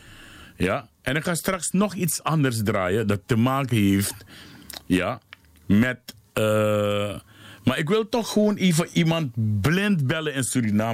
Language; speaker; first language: Dutch; native; Dutch